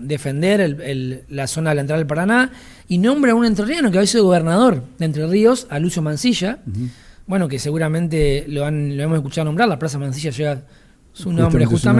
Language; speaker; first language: Spanish; native; Spanish